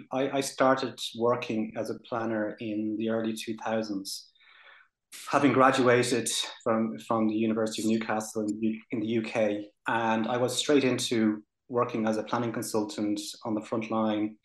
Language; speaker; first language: English; native; English